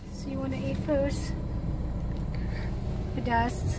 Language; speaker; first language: English; non-native, learner; Indonesian